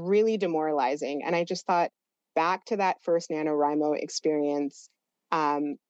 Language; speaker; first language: English; native; English